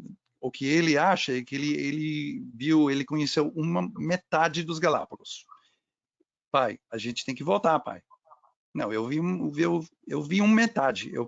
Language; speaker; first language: Portuguese; non-native, fluent; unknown